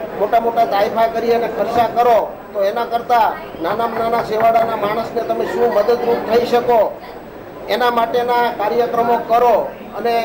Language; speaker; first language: Gujarati; native; Gujarati